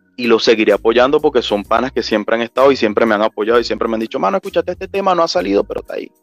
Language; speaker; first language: Spanish; native; Spanish